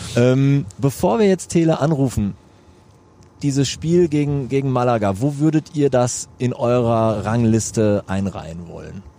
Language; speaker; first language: German; native; German